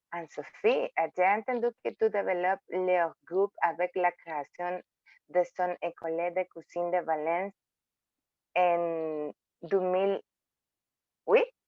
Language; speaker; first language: French; non-native, learner; Spanish